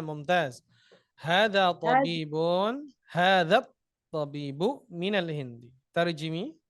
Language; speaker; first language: Arabic; non-native, fluent; Indonesian